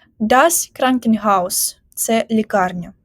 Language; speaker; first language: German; non-native, fluent; Ukrainian